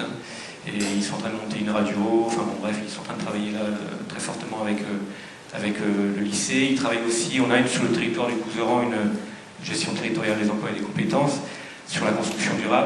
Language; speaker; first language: French; native; French